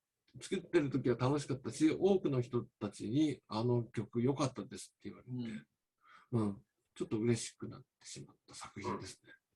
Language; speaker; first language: Japanese; native; Japanese